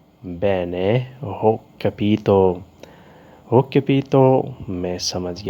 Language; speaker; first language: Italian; non-native, learner; Urdu